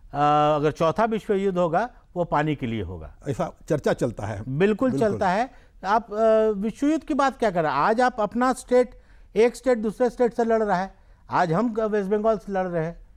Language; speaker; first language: Hindi; native; Hindi